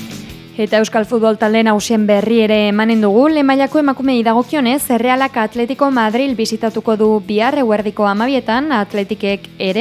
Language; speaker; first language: Basque; native; Basque